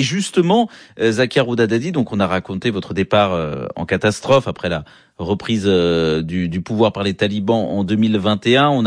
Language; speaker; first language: French; native; French